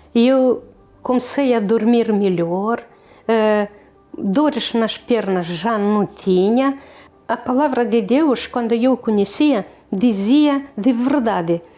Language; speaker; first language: Portuguese; non-native, fluent; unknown